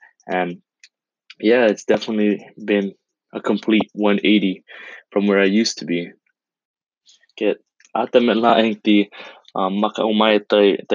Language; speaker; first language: English; non-native, local second language; Iloko